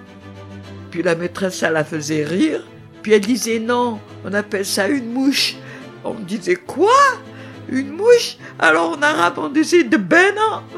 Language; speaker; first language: French; non-native, local second language; Kabyle